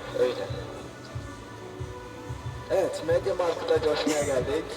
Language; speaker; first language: Turkish; native; Turkish